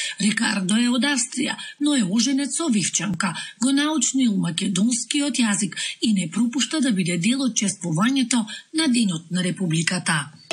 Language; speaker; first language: Macedonian; native; Macedonian